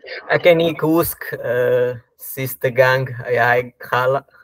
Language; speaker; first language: Danish; non-native, learner; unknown